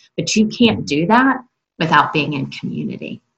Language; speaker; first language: English; native; English